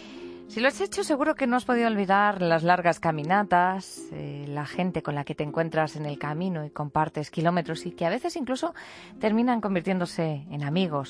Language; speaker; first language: Spanish; native; Spanish